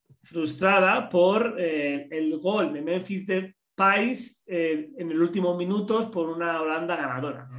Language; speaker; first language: Spanish; native; Spanish